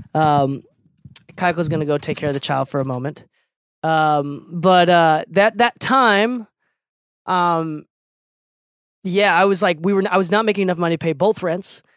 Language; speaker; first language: English; native; English